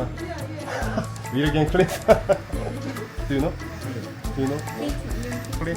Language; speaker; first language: English; non-native, learner; Korean